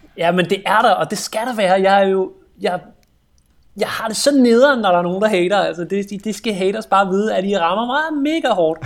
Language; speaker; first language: Danish; native; Danish